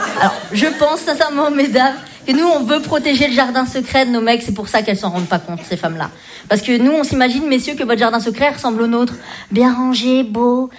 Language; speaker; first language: French; native; French